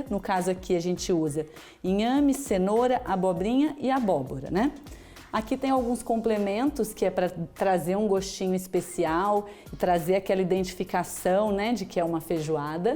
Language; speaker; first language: Portuguese; native; Portuguese